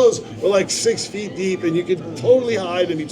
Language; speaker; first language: English; native; English